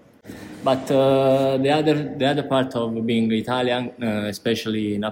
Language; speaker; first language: English; non-native, learner; Italian